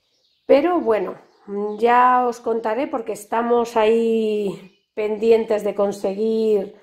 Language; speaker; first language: Spanish; native; Spanish